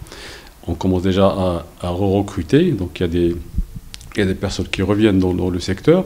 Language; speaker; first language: French; non-native, local second language; Arabic